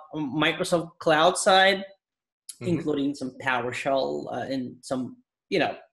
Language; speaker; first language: English; non-native, fluent; Turkish